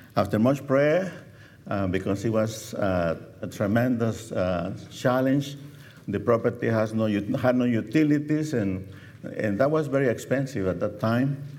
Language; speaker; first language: English; non-native, fluent; Spanish